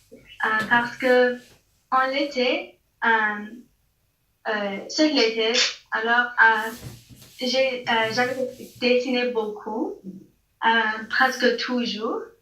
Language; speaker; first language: French; non-native, learner; English